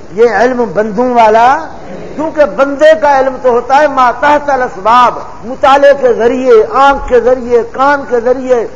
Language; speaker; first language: Urdu; non-native, local second language; Punjabi